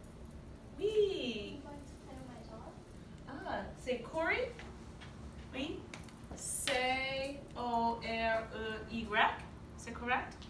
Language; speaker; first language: French; non-native, fluent; English